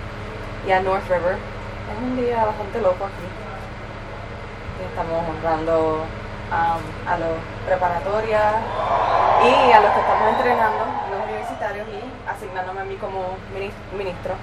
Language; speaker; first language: Spanish; early bilingual, heritage; Spanish